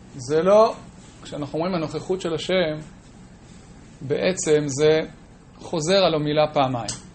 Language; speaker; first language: Hebrew; native; Hebrew